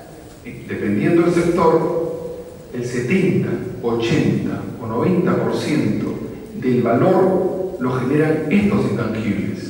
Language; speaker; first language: Spanish; native; Spanish